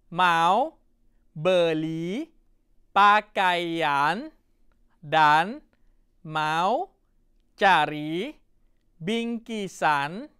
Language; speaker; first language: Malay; non-native, fluent; Thai